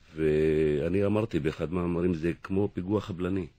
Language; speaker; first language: Hebrew; non-native, local second language; Arabic